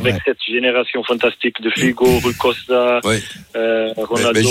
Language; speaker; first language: French; non-native, learner; Portuguese